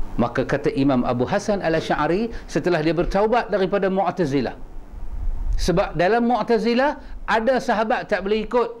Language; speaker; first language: Malay; native; Malay